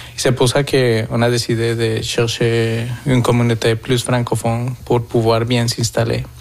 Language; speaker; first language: French; non-native, fluent; Spanish